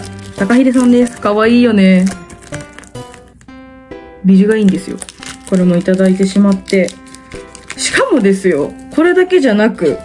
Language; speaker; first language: Japanese; native; Japanese